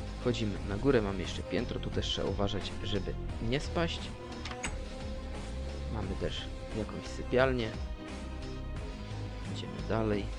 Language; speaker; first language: Polish; native; Polish